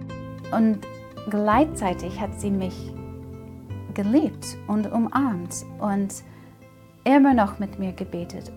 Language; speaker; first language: German; non-native, fluent; English